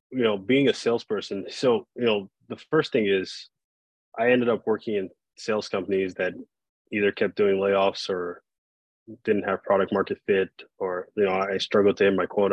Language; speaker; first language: English; non-native, local second language; Yoruba